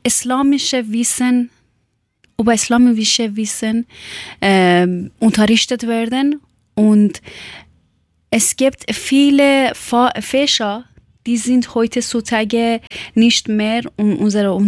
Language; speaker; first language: German; non-native, learner; Persian